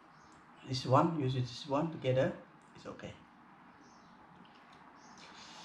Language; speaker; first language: English; non-native, local second language; Khmer